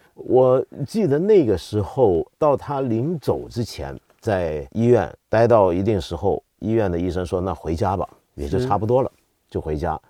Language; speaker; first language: Chinese; native; Chinese